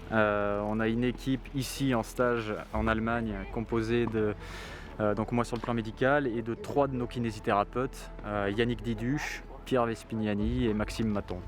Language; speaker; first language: French; native; French